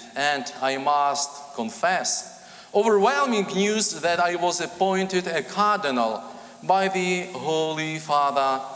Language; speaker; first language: English; non-native, fluent; Ukrainian